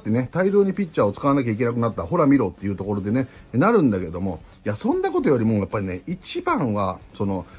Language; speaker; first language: Japanese; native; Japanese